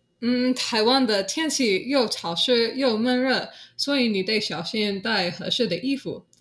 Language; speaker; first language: Chinese; non-native, learner; English